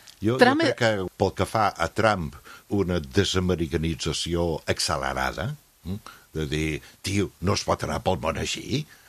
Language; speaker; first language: Catalan; non-native, fluent; English